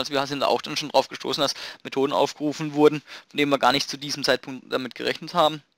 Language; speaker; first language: German; native; German